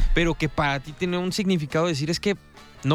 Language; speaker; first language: Spanish; native; Spanish